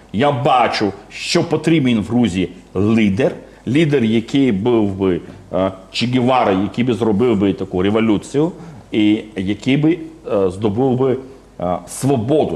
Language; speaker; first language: Ukrainian; non-native, fluent; Georgian